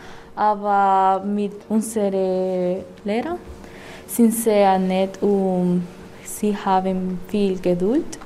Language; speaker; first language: German; non-native, learner; Spanish